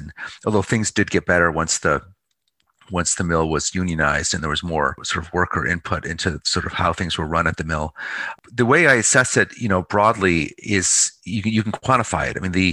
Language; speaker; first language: English; native; English